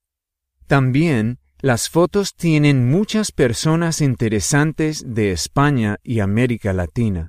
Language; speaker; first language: Spanish; non-native, fluent; English